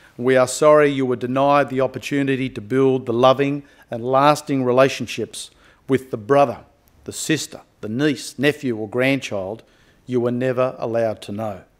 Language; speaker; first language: English; native; English